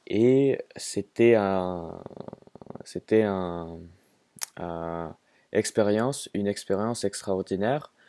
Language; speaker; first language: French; non-native, fluent; Russian